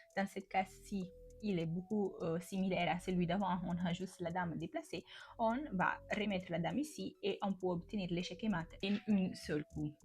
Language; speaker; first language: French; non-native, fluent; Italian